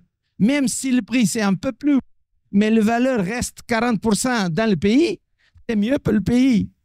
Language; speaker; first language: French; non-native, fluent; Portuguese